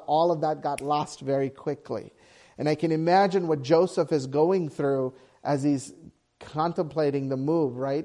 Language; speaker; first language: English; non-native, local second language; Tamil